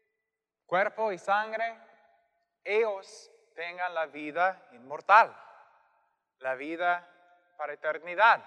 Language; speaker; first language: Spanish; non-native, fluent; English